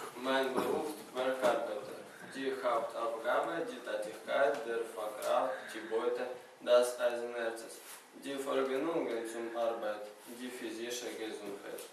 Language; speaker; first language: German; non-native, learner; Ukrainian